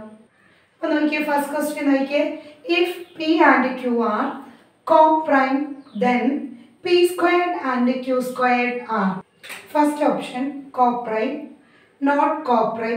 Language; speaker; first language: Malayalam; native; Malayalam